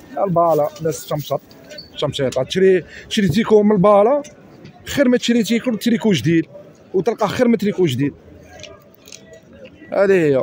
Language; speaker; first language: Arabic; native; Arabic